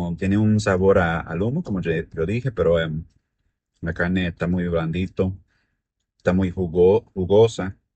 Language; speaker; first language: Spanish; early bilingual, heritage; Spanish